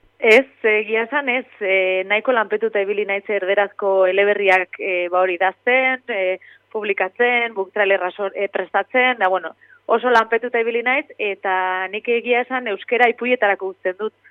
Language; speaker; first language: Basque; native; Basque